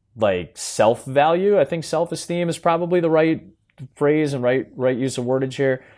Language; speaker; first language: English; native; English